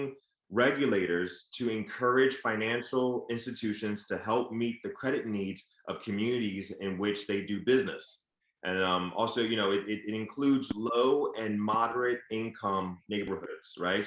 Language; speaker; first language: English; native; English